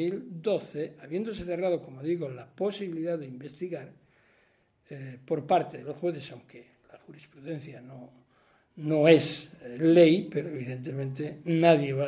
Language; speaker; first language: Spanish; native; Spanish